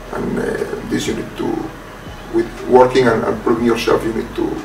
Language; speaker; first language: English; non-native, fluent; Spanish